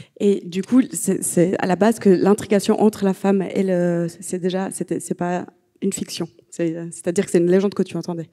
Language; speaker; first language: French; native; French